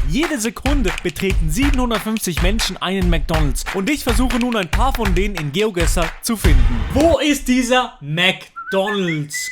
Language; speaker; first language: German; native; German